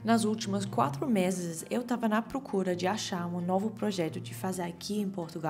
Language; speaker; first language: Portuguese; non-native, fluent; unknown